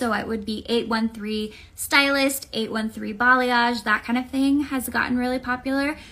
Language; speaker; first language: English; native; English